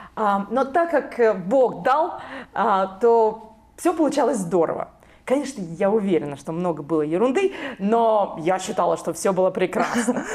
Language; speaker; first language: Russian; non-native, local second language; Belarusian